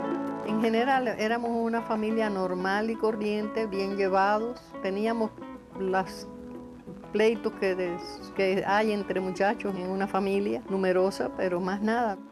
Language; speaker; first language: Spanish; native; Spanish